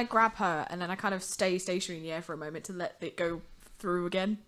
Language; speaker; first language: English; native; English